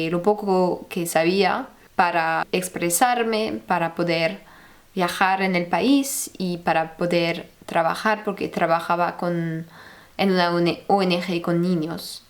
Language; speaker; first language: Spanish; non-native, fluent; French